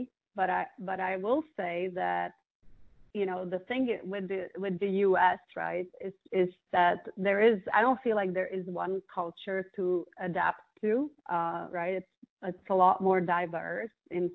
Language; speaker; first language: English; non-native, fluent; Czech